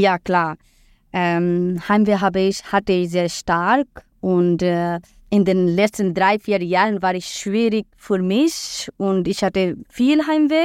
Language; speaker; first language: German; non-native, fluent; Bangla